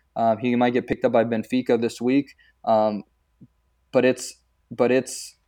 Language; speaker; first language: English; early bilingual, other home language; Croatian